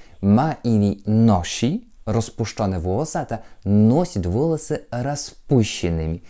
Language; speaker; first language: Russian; non-native, fluent; Polish